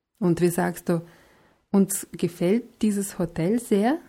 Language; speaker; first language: German; non-native, fluent; Russian